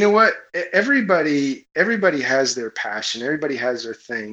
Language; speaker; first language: English; native; English